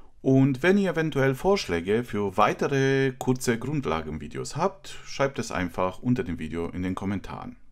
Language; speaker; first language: German; non-native, fluent; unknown